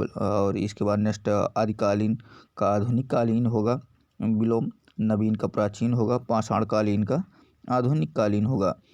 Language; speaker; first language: Hindi; native; Hindi